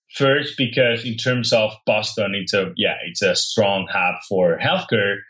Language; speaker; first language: English; non-native, fluent; Spanish